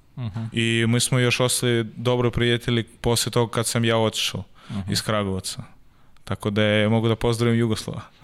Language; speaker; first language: Serbian; non-native, learner; Russian